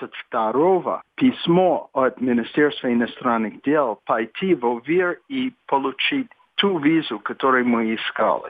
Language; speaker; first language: Russian; non-native, fluent; English